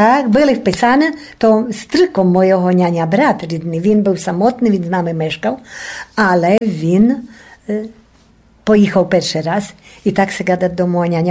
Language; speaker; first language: Polish; non-native, local second language; Rusyn